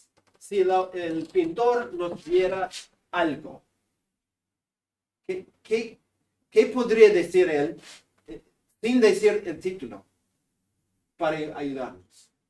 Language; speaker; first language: Spanish; non-native, fluent; English